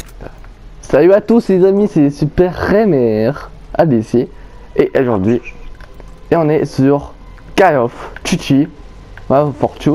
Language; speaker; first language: French; native; French